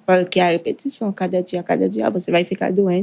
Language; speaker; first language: Portuguese; non-native, learner; Haitian Creole